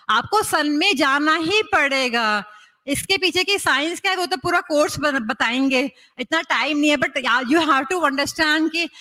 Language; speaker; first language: Hindi; native; Hindi